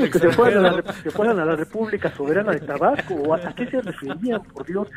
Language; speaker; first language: Spanish; native; Spanish